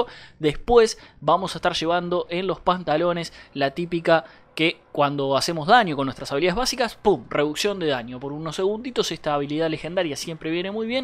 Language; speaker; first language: Spanish; native; Spanish